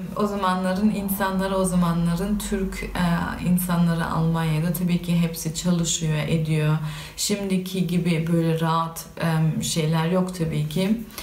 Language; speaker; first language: Turkish; early bilingual, heritage; Turkish